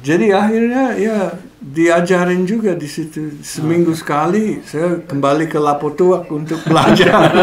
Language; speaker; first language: Indonesian; non-native, fluent; English